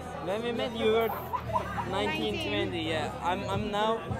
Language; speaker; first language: English; non-native, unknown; Turkish